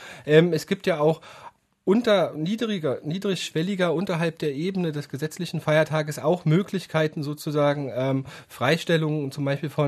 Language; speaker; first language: German; native; German